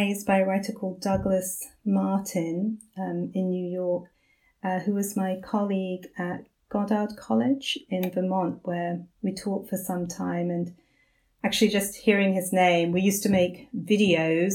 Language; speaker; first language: English; native; English